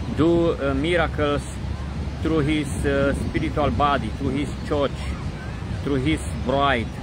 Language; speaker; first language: English; non-native, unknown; Romanian